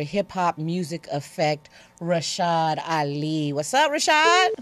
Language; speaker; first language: English; native; English